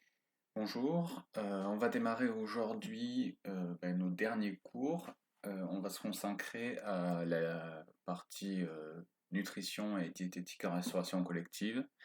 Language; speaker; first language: French; native; French